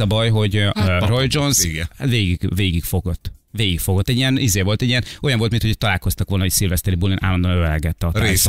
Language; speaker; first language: Hungarian; native; Hungarian